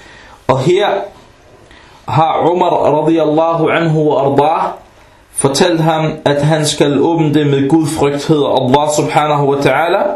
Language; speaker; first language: Danish; early bilingual, other home language; Arabic